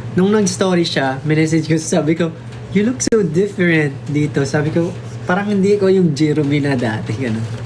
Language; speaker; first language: Filipino; non-native, local second language; Waray